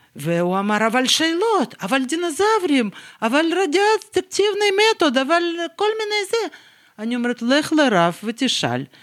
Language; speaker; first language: Hebrew; non-native, fluent; Russian